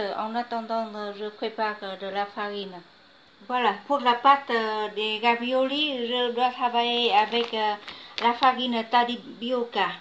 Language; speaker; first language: French; non-native, learner; Vietnamese